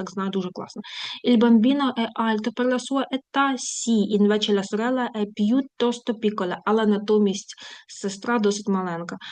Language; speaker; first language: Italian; non-native, fluent; Ukrainian